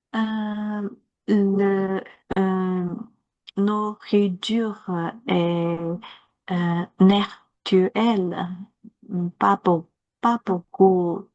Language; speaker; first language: French; non-native, learner; Chinese